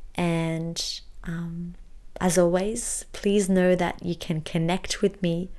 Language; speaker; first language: English; early bilingual, other home language; French